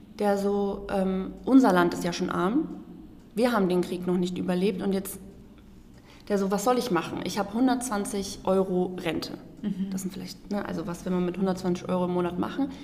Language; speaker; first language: German; native; German